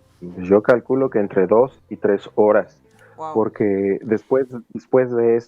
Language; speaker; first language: Spanish; native; Spanish